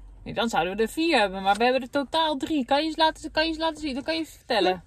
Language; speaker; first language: Dutch; native; Dutch